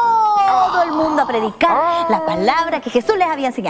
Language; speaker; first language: Spanish; native; Spanish